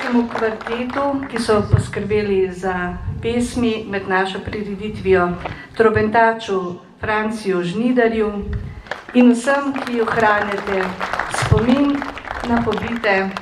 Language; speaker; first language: Slovenian; native; Slovenian